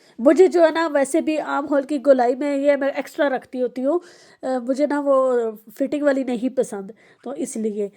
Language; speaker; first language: Urdu; non-native, local second language; Pahari-Potwari